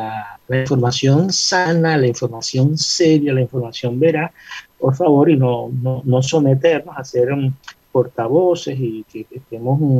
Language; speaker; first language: Spanish; native; Spanish